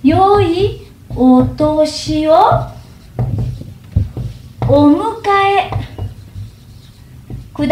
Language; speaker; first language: Japanese; native; Japanese